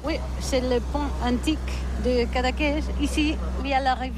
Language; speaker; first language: French; non-native, learner; Catalan